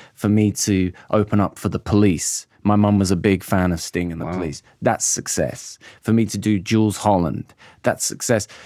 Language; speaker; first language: English; native; English